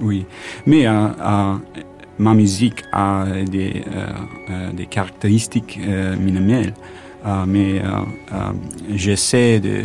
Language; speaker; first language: French; non-native, learner; English